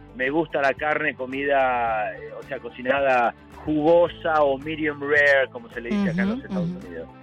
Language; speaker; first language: Spanish; native; Spanish